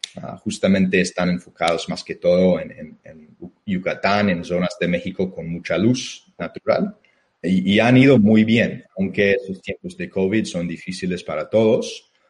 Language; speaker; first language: Spanish; non-native, fluent; English